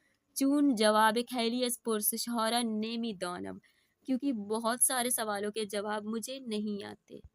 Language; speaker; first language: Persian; non-native, fluent; Urdu